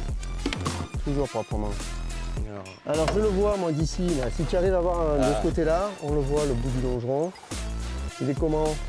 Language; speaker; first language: French; native; French